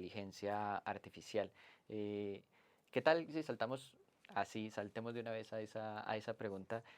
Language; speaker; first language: Spanish; native; Spanish